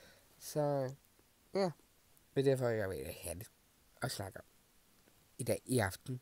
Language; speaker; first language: Danish; non-native, learner; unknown